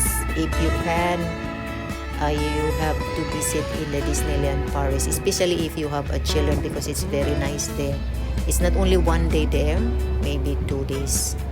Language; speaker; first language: English; non-native, local second language; Cebuano